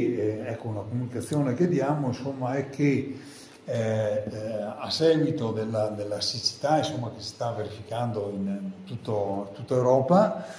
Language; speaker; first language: Italian; native; Italian